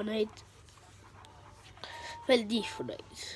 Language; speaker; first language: Norwegian; early bilingual, other home language; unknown